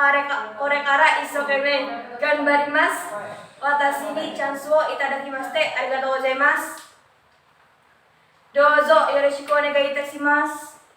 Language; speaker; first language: Japanese; non-native, learner; Indonesian